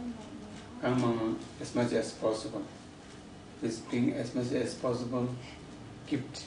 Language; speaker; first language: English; non-native, learner; Tibetan